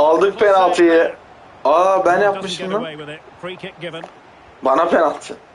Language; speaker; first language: Turkish; native; Turkish